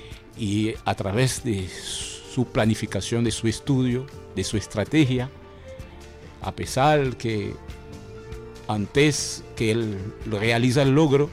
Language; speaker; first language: Spanish; non-native, fluent; Haitian Creole